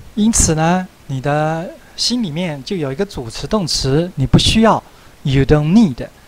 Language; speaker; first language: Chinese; native; Chinese